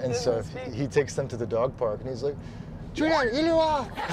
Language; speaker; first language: English; early bilingual, other home language; Korean